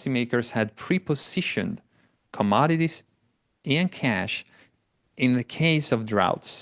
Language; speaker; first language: English; non-native, fluent; Italian